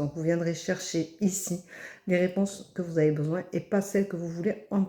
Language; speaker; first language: French; native; French